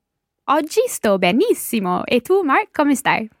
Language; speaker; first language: Italian; non-native, learner; English